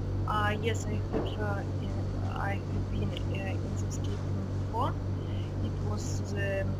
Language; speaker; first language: English; non-native, learner; Russian